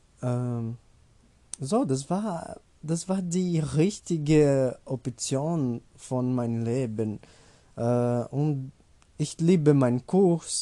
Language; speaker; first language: German; non-native, learner; Portuguese